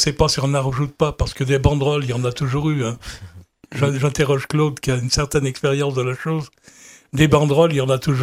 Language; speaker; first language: French; native; French